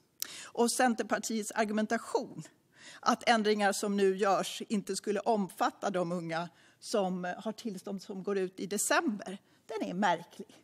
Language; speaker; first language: Swedish; native; Swedish